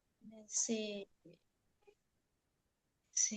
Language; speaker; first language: Japanese; non-native, learner; Sinhala